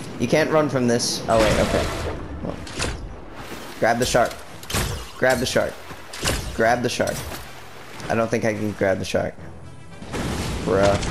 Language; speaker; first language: English; native; English